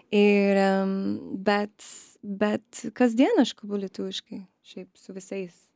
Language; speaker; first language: Lithuanian; early bilingual, other home language; English